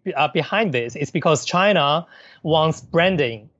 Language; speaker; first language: English; non-native, local second language; Cantonese